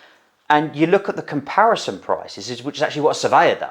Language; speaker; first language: English; native; English